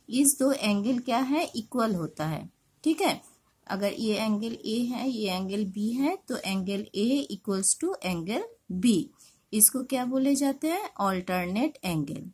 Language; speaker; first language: Hindi; non-native, local second language; Bangla